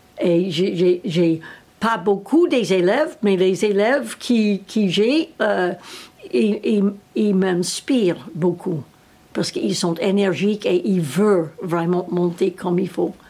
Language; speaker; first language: French; non-native, learner; English